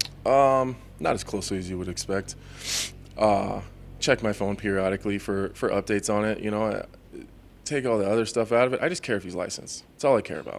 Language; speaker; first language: English; native; English